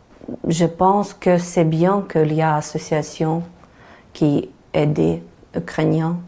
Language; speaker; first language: French; non-native, learner; Ukrainian